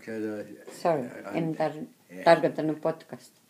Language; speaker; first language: Finnish; early bilingual, heritage; Finnish